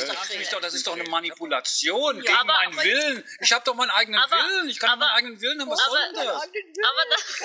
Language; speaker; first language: German; native; German